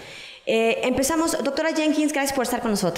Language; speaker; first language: Spanish; native; Spanish